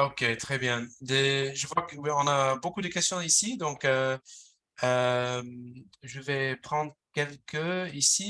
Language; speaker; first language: French; non-native, fluent; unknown